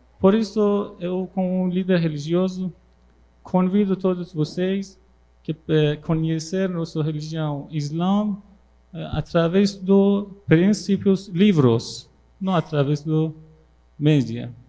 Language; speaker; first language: Portuguese; non-native, learner; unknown